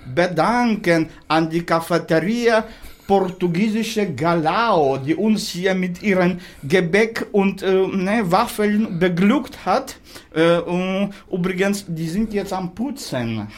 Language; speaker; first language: German; non-native, fluent; Russian